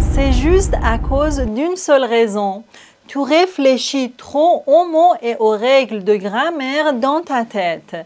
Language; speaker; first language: French; non-native, fluent; Persian